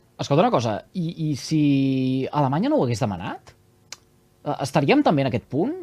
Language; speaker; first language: Catalan; native; Catalan